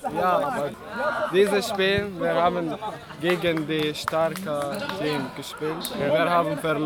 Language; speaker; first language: German; non-native, learner; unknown